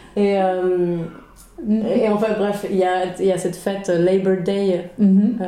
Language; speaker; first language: French; early bilingual, other home language; Swedish